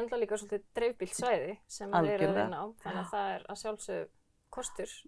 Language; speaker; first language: Icelandic; native; Icelandic